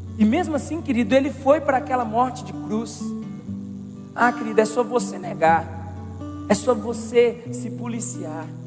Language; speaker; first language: Portuguese; native; Portuguese